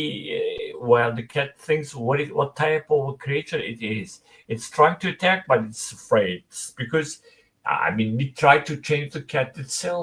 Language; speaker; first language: English; non-native, fluent; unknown